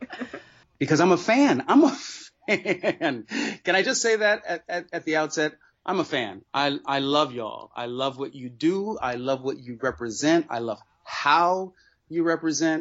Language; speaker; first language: English; native; English